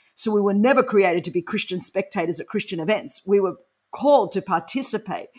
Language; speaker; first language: English; non-native, local second language; Greek